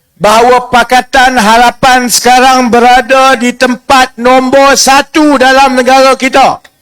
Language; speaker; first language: Malay; native; Malay